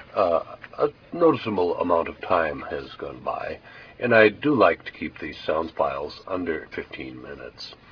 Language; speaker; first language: English; native; English